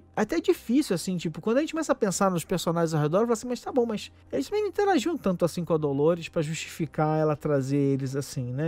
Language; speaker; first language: Portuguese; native; Portuguese